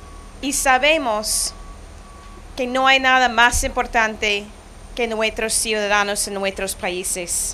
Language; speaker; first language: Spanish; non-native, fluent; English